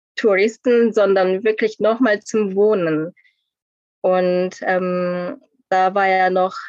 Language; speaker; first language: German; non-native, fluent; Korean